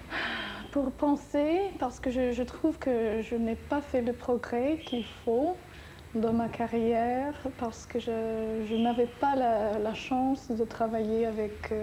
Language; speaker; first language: French; non-native, fluent; English